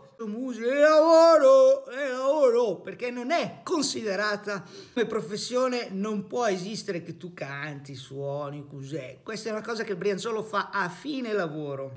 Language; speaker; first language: Italian; native; Italian